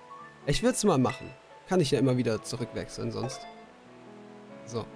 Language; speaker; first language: German; native; German